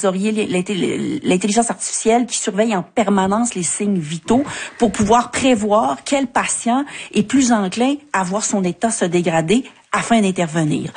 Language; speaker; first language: French; native; French